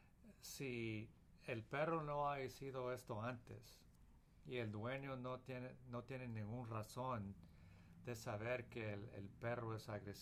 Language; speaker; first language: Spanish; early bilingual, heritage; Spanish